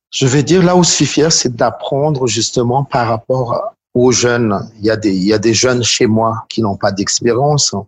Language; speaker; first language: French; non-native, local second language; Malagasy